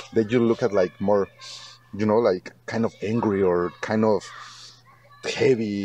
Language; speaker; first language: English; non-native, learner; Spanish